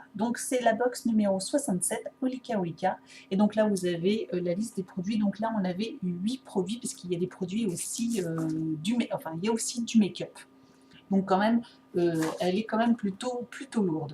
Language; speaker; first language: French; native; French